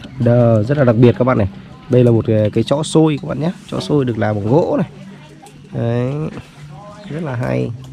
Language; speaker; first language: Vietnamese; native; Vietnamese